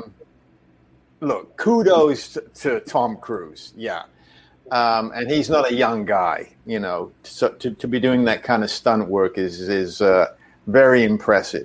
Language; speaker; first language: English; native; English